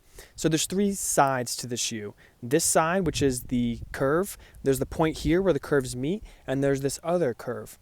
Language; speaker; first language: English; native; English